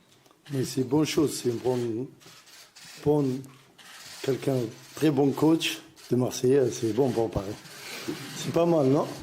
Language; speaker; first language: French; non-native, learner; Arabic